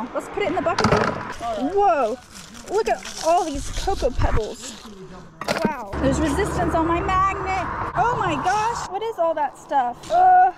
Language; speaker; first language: English; native; English